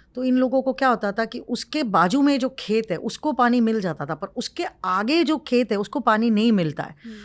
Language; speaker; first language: Hindi; non-native, local second language; Marwari